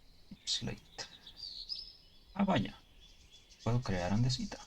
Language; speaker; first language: Spanish; early bilingual, heritage; Spanish